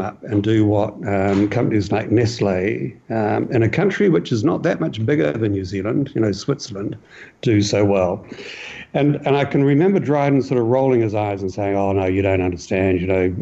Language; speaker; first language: English; native; English